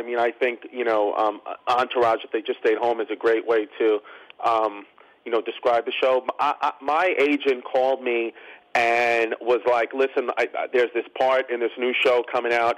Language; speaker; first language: English; native; English